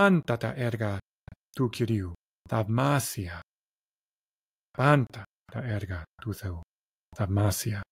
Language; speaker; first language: Greek; non-native, learner; English